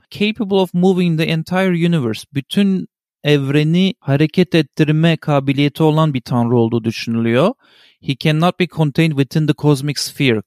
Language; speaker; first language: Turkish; native; Turkish